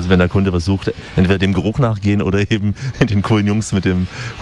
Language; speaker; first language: German; native; German